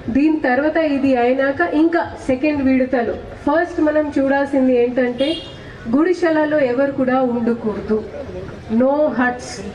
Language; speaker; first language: Telugu; non-native, fluent; Hindi